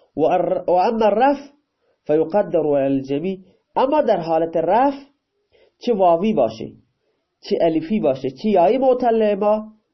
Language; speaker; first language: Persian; non-native, local second language; Baluchi